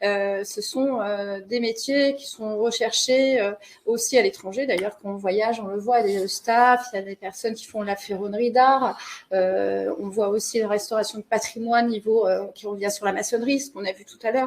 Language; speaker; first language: French; native; French